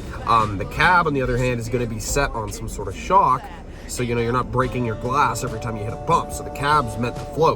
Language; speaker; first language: English; native; English